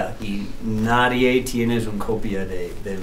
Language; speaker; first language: Spanish; non-native, learner; English